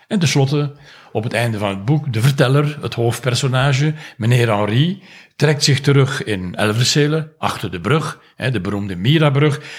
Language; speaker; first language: Dutch; native; Dutch